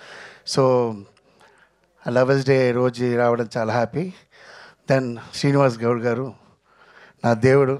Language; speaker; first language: Telugu; non-native, fluent; Tamil